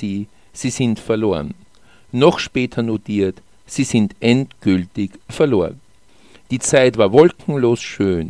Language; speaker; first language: German; native; German